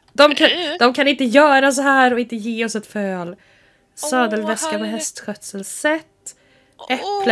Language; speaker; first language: Swedish; native; Swedish